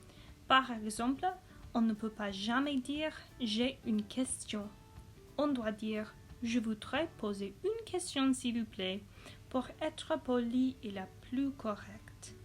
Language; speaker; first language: French; non-native, learner; English